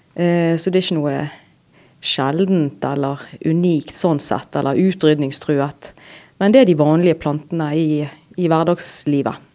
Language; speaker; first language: Norwegian; native; Norwegian